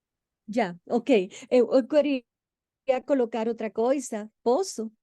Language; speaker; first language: Portuguese; non-native, fluent; Spanish